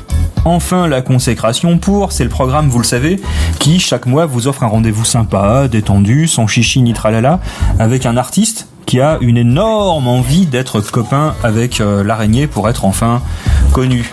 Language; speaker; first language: French; native; French